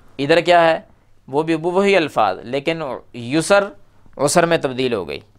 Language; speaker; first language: Urdu; non-native, local second language; Punjabi